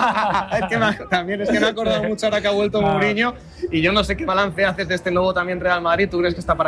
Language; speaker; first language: Spanish; native; Spanish